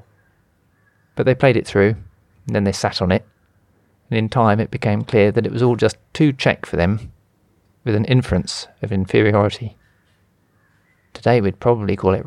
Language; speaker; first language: English; native; English